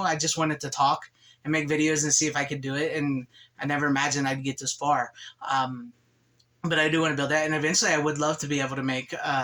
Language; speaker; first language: English; native; English